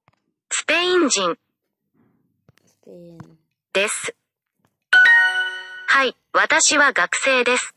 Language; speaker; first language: Japanese; non-native, learner; Thai